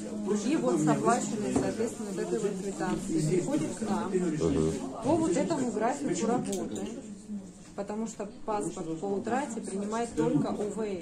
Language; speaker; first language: Russian; native; Russian